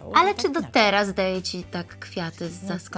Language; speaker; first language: Polish; native; Polish